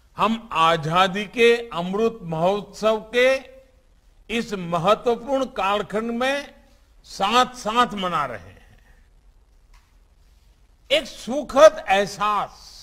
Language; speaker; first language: Hindi; non-native, local second language; Gujarati